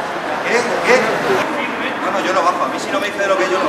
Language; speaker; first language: Spanish; native; Spanish